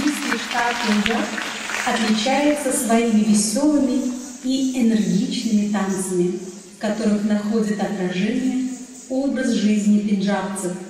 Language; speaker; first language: Russian; native; Russian